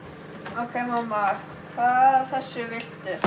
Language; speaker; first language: Icelandic; early bilingual, heritage; English